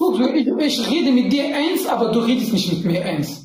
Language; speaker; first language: German; non-native, learner; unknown